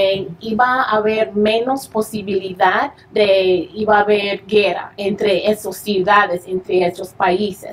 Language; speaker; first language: Spanish; early bilingual, heritage; English